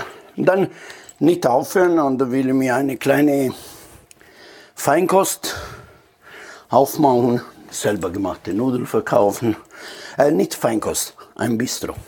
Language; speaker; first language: German; non-native, fluent; Italian